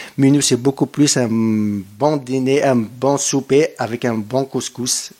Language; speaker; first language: French; non-native, local second language; Kabyle